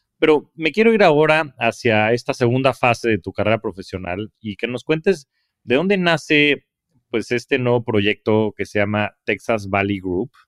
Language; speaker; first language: Spanish; native; Spanish